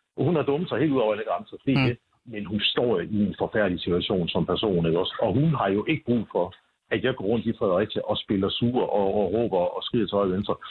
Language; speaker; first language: Danish; native; Danish